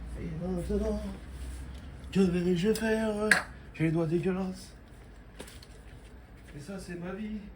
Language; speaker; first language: French; native; French